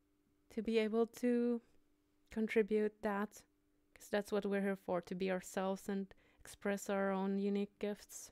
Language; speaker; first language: English; non-native, fluent; Finnish